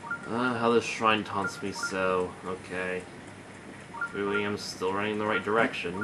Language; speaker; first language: English; native; English